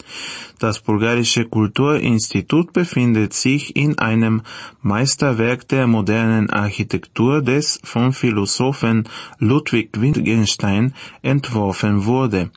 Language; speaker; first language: German; non-native, fluent; Bulgarian